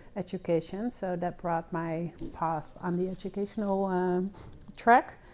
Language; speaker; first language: English; non-native, fluent; Dutch